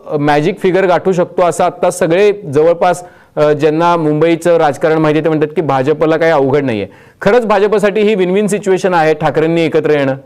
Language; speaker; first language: Marathi; native; Marathi